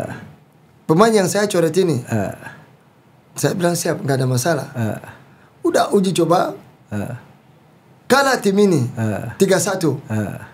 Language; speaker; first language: Indonesian; non-native, fluent; French